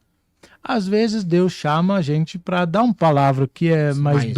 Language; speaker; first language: Portuguese; non-native, fluent; Dutch